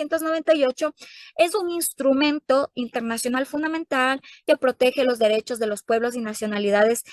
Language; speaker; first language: Spanish; native; Spanish